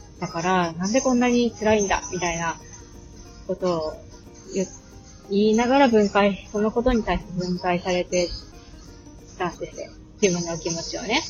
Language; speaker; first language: Japanese; native; Japanese